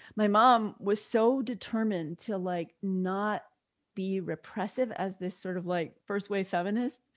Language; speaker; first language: English; native; English